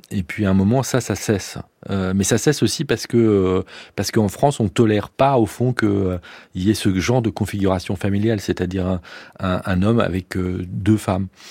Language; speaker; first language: French; native; French